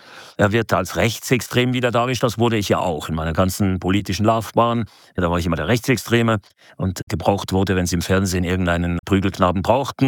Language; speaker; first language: German; native; German